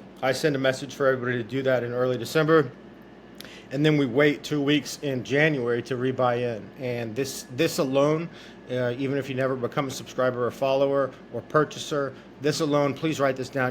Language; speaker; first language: English; native; English